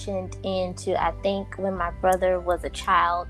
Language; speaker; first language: English; native; English